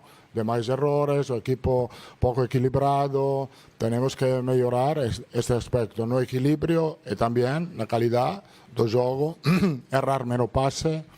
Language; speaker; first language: Portuguese; non-native, fluent; Italian